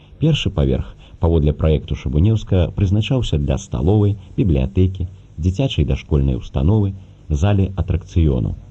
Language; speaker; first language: Belarusian; native; Belarusian